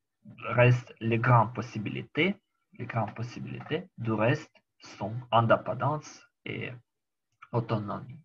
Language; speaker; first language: French; non-native, learner; Ukrainian